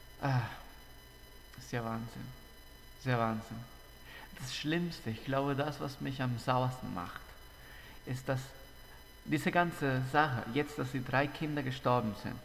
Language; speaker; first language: German; non-native, fluent; Spanish